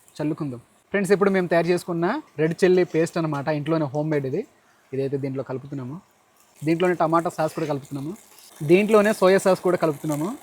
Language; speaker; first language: Telugu; native; Telugu